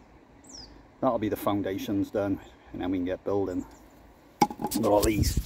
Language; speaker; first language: English; native; English